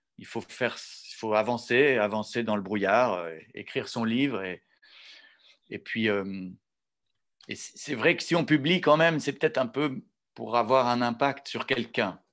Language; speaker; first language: French; native; French